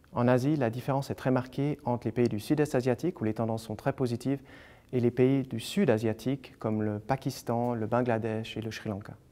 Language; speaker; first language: French; native; French